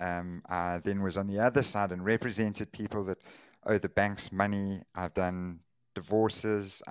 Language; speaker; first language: English; native; English